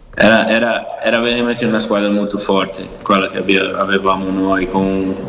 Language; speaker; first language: Italian; non-native, fluent; Portuguese